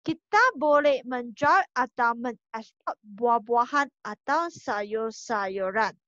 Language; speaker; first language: Malay; non-native, local second language; Chinese